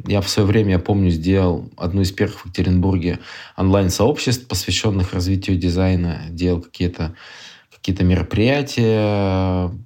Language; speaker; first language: Russian; native; Russian